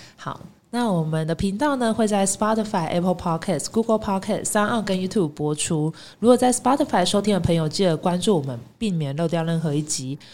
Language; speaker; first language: Chinese; native; Chinese